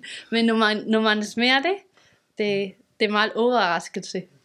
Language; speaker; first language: Danish; non-native, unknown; Spanish